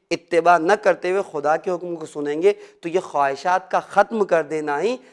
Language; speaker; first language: Urdu; native; Urdu